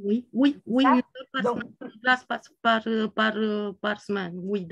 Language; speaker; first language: French; non-native, fluent; Romanian